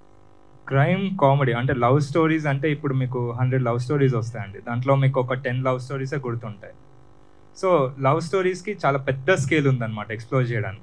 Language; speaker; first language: Telugu; native; Telugu